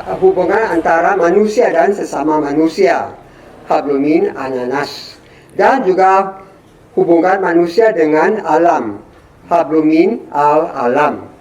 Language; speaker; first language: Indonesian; non-native, fluent; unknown